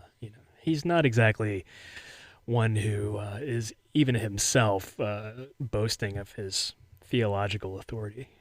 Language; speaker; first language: English; native; English